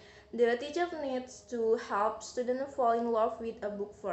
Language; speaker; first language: English; non-native, learner; Indonesian